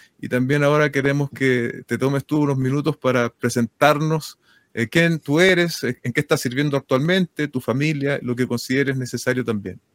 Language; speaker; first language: Spanish; native; Spanish